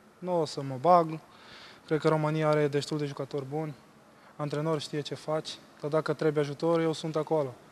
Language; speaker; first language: Romanian; non-native, fluent; Portuguese